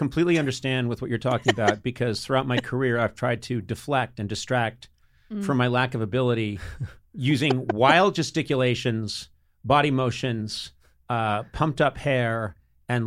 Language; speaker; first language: English; native; English